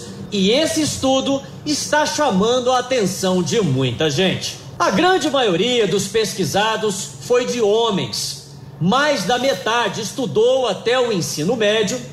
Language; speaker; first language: Portuguese; native; Portuguese